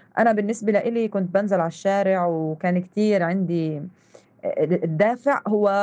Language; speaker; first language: Arabic; native; Arabic